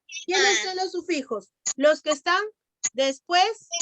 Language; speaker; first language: Spanish; native; Spanish